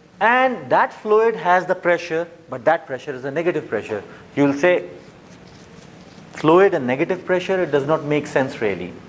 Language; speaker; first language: English; non-native, fluent; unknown